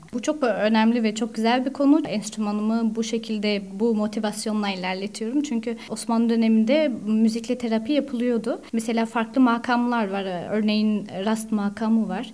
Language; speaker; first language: Turkish; early bilingual, heritage; Turkish